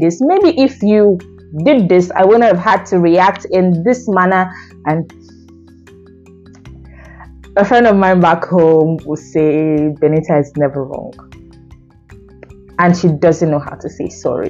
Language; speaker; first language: English; non-native, local second language; Igbo